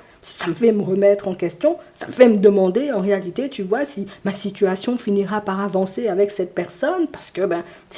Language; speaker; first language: French; native; French